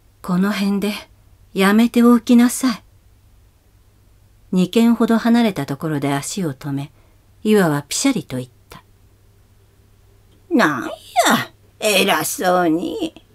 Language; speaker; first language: Japanese; native; Japanese